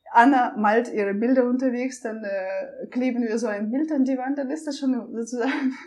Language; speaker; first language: German; non-native, fluent; Russian